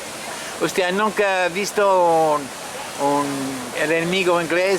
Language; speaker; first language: Spanish; non-native, fluent; English